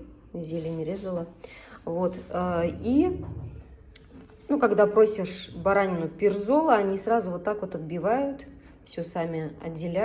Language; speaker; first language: Russian; native; Russian